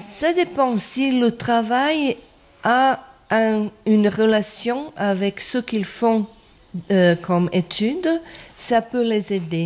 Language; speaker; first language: French; non-native, fluent; Croatian